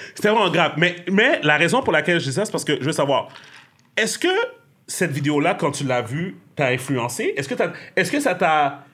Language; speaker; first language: French; native; French